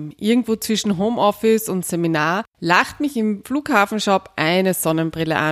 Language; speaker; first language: German; native; German